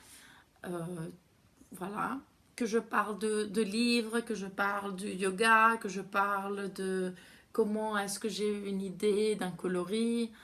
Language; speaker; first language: French; non-native, fluent; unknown